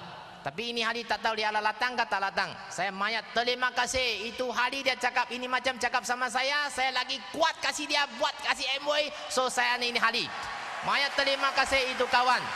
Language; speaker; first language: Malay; non-native, local second language; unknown